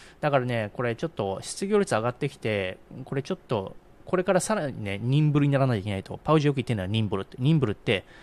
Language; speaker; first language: Japanese; native; Japanese